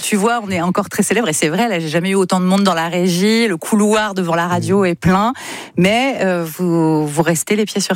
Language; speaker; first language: French; native; French